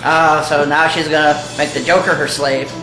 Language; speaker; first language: English; native; English